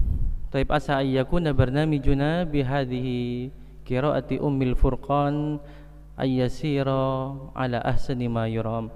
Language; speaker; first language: Arabic; non-native, fluent; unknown